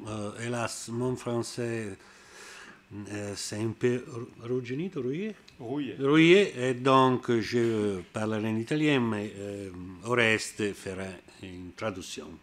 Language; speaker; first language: French; non-native, learner; Italian